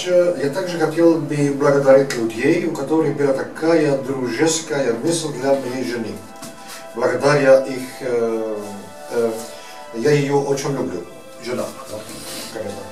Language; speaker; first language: Russian; non-native, learner; Dutch